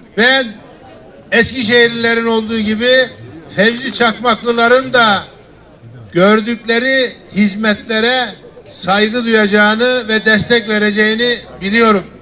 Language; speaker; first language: Turkish; native; Turkish